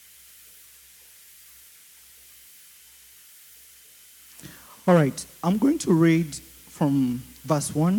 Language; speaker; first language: English; non-native, local second language; Ganda